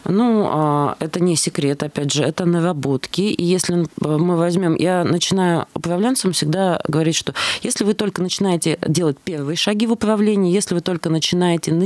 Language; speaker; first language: Russian; native; Russian